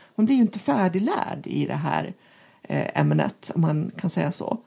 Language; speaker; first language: Swedish; native; Swedish